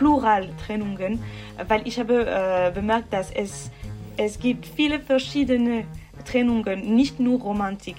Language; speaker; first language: German; non-native, local second language; French